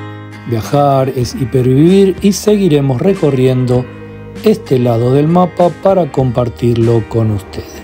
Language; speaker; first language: Spanish; native; Spanish